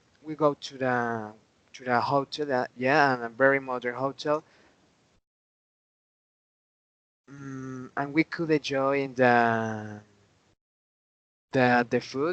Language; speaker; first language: English; non-native, learner; Spanish